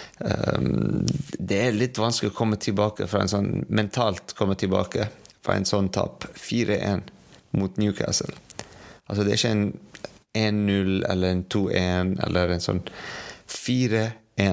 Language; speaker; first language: Norwegian; non-native, fluent; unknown